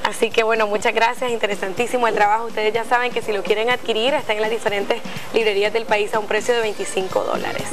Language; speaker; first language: Spanish; native; Spanish